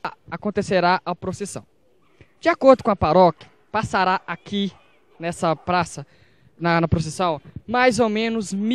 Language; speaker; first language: Portuguese; native; Portuguese